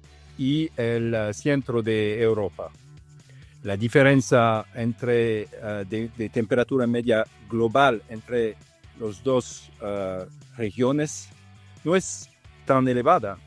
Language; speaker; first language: Spanish; non-native, learner; Italian